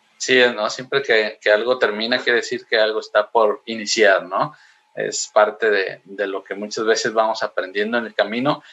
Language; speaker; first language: Spanish; native; Spanish